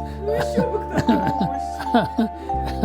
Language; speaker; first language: Russian; native; Russian